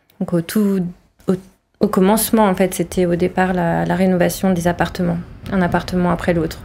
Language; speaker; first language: French; native; French